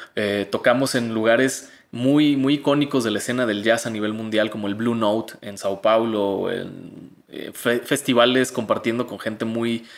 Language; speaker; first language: Spanish; native; Spanish